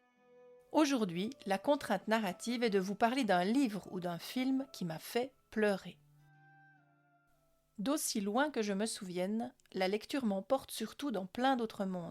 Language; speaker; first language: French; native; French